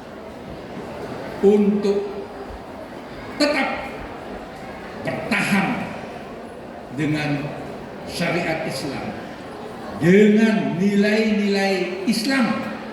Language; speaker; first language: Indonesian; non-native, local second language; Sasak